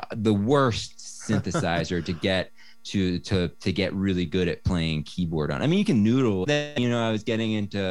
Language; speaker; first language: English; native; English